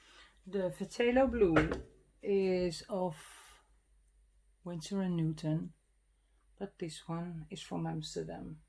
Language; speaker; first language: English; non-native, fluent; Dutch